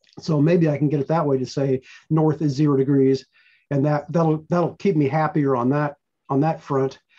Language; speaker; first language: English; native; English